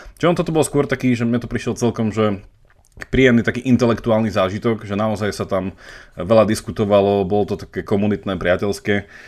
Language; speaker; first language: Slovak; native; Slovak